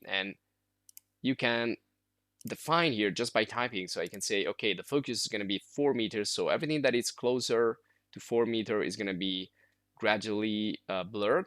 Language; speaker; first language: English; non-native, fluent; Italian